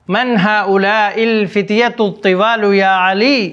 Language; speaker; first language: Arabic; non-native, fluent; Urdu